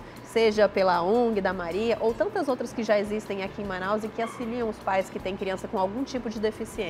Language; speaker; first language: Portuguese; native; Portuguese